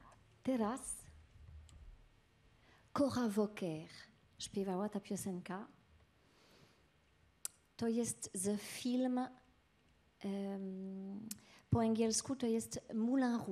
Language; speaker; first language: Polish; non-native, learner; French